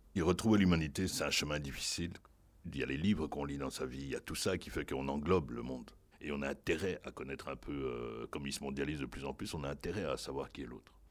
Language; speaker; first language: French; non-native, local second language; Lingala